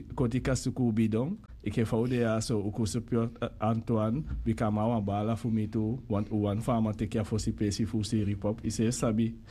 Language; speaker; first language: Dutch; early bilingual, other home language; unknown